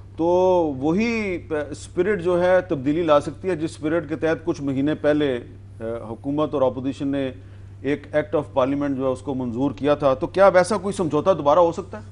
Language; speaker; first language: Urdu; native; Urdu